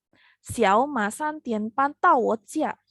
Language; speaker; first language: Chinese; non-native, fluent; Indonesian